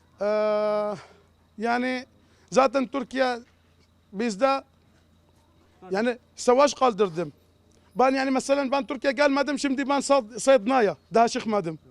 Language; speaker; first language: Turkish; non-native, learner; Arabic